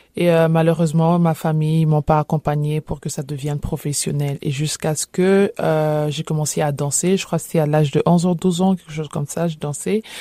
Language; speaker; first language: French; non-native, local second language; Lingala